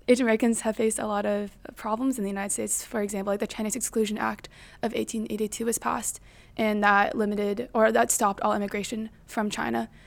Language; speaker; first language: English; native; English